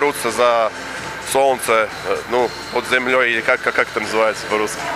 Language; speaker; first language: Russian; non-native, fluent; Latvian